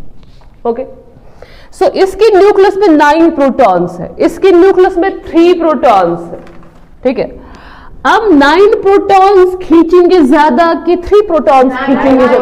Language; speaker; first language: Hindi; non-native, local second language; Kashmiri